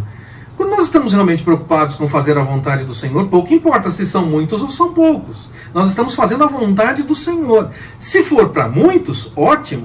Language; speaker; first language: Portuguese; native; Portuguese